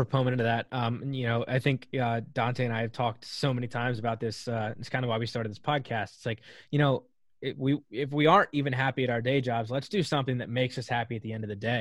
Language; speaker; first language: English; native; English